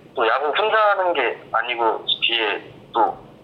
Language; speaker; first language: Korean; native; Korean